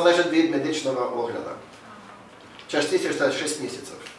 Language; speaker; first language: Ukrainian; non-native, learner; Russian